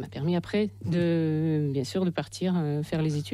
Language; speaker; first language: French; non-native, fluent; Russian